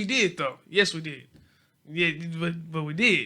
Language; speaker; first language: English; native; English